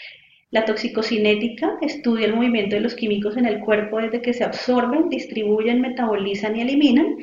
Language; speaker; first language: Spanish; native; Spanish